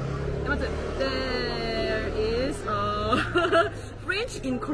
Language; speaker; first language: English; non-native, learner; Korean